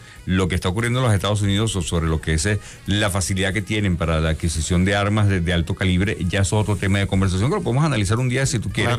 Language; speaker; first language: Spanish; native; Spanish